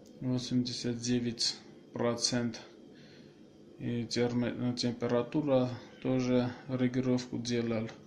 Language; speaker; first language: Russian; non-native, local second language; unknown